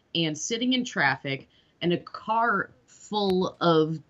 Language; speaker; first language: English; native; English